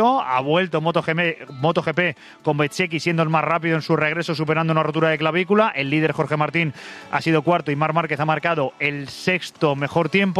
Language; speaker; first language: Spanish; native; Spanish